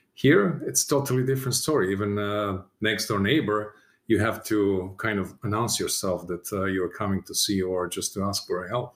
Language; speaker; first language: English; non-native, fluent; Serbian